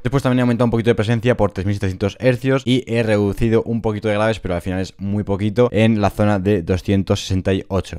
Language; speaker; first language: Spanish; native; Spanish